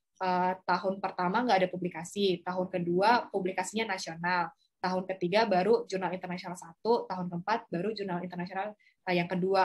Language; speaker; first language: Indonesian; native; Indonesian